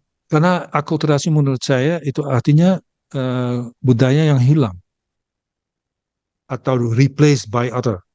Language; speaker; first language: Indonesian; early bilingual, heritage; Dutch